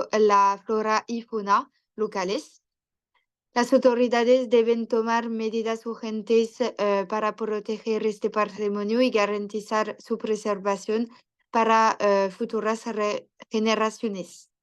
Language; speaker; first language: Spanish; non-native, learner; French